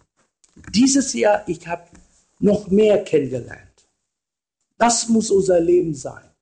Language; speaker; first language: German; non-native, fluent; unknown